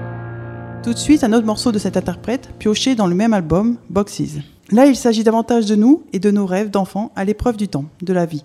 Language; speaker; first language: French; native; French